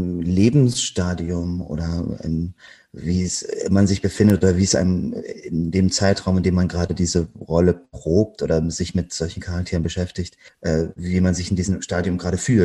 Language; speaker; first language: German; native; German